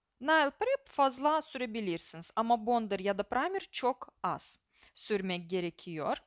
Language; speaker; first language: Turkish; non-native, fluent; Russian